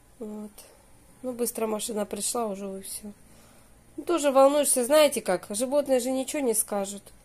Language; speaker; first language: Russian; native; Russian